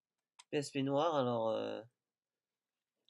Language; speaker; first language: French; native; French